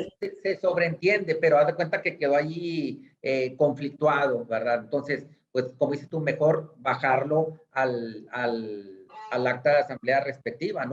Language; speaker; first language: Spanish; native; Spanish